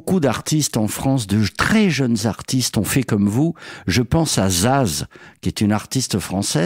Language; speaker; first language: French; native; French